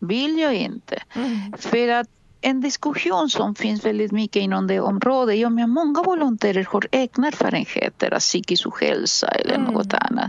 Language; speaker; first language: Swedish; non-native, fluent; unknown